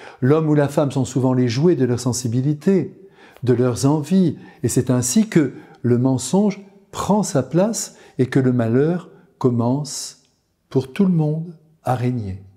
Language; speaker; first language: French; native; French